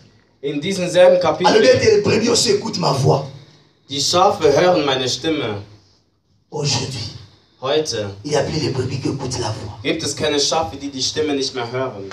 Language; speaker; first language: German; non-native, learner; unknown